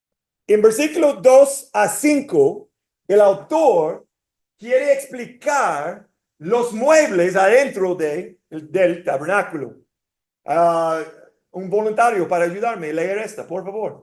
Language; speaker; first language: Spanish; non-native, fluent; English